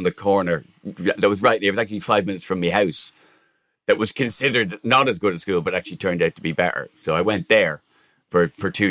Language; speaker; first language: English; native; English